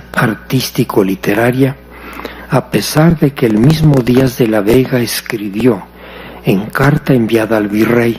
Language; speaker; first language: Spanish; native; Spanish